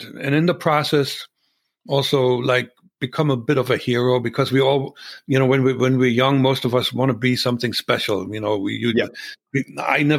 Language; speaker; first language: English; non-native, fluent; German